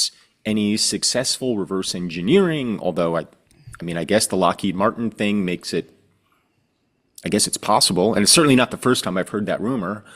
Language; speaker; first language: English; native; English